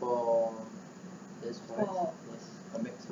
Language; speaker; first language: English; non-native, learner; Malay